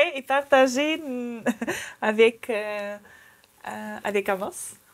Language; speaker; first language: French; non-native, learner; Ukrainian